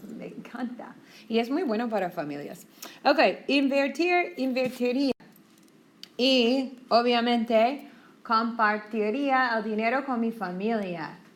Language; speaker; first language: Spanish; non-native, fluent; English